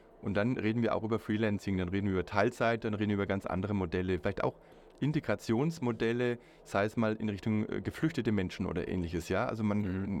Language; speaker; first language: German; native; German